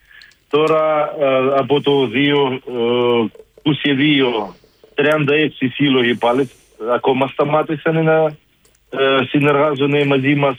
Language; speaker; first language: Greek; non-native, learner; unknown